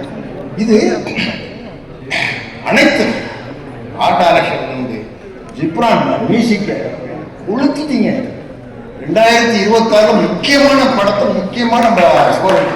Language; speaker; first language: Tamil; native; Tamil